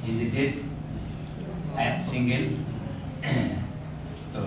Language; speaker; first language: English; non-native, learner; Bangla